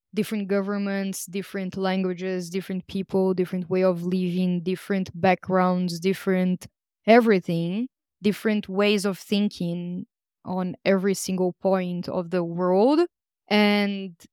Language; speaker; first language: English; non-native, fluent; Portuguese